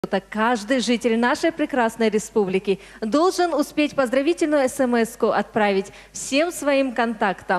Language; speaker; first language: Russian; non-native, local second language; Chechen